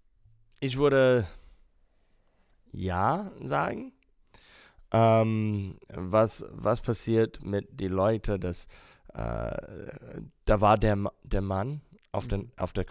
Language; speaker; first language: German; non-native, fluent; English